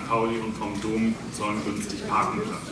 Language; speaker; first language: German; native; German